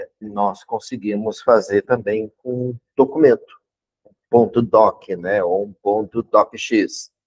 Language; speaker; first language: Portuguese; native; Portuguese